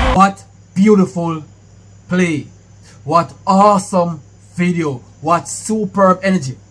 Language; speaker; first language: English; non-native, local second language; Jamaican Creole English